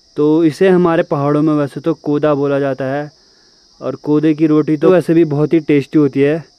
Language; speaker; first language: Hindi; native; Hindi